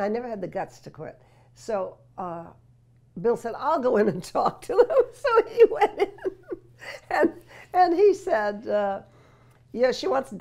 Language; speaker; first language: English; native; English